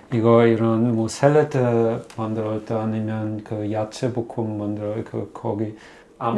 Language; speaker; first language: Korean; non-native, fluent; German